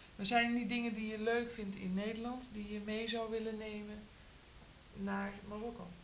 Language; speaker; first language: Dutch; native; Dutch